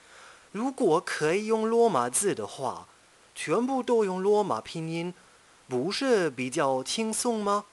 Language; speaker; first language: Chinese; non-native, fluent; German